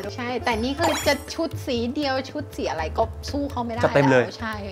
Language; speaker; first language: Thai; native; Thai